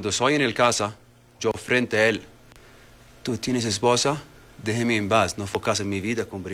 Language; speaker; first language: Spanish; non-native, learner; Arabic